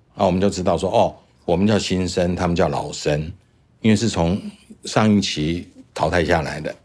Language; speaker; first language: Chinese; native; Chinese